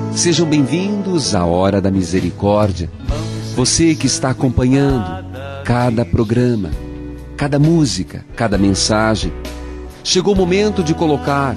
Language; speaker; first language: Portuguese; native; Portuguese